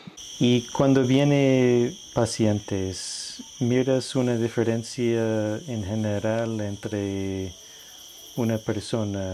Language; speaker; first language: Spanish; non-native, fluent; English